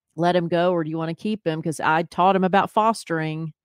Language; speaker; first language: English; native; English